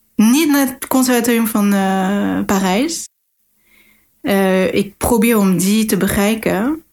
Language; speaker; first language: Dutch; non-native, fluent; French